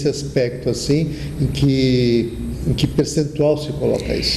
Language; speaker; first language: Portuguese; native; Portuguese